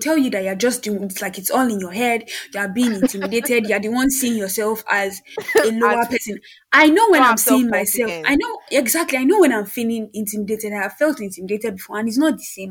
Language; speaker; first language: English; non-native, local second language; Yoruba